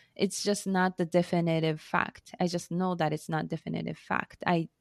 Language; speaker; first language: English; non-native, fluent; Japanese